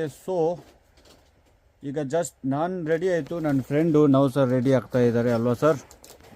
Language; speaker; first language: Kannada; non-native, fluent; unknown